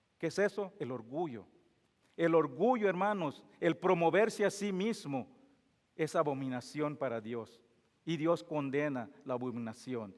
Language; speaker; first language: Spanish; non-native, fluent; English